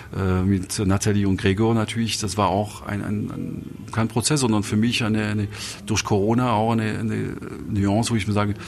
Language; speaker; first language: German; non-native, fluent; French